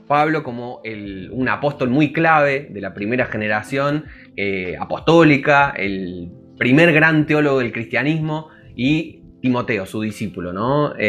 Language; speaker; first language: Spanish; native; Spanish